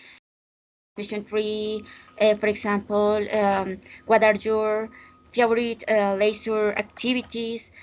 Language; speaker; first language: English; non-native, learner; Spanish